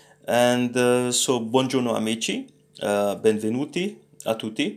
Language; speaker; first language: Italian; non-native, learner; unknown